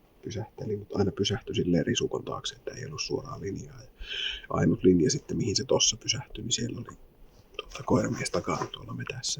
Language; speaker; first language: Finnish; native; Finnish